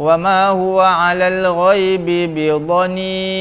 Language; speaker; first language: Arabic; non-native, learner; Malay